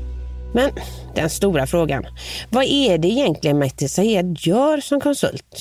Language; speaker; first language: Swedish; native; Swedish